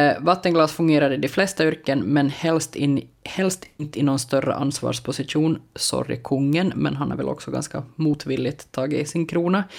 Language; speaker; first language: Swedish; native; Swedish